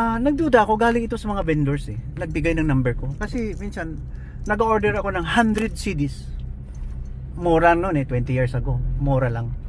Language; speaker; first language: Filipino; non-native, local second language; Hiligaynon